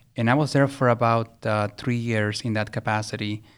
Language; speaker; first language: English; early bilingual, other home language; Spanish